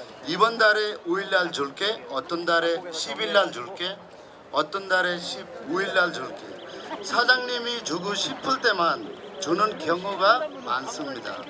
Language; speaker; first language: Korean; non-native, fluent; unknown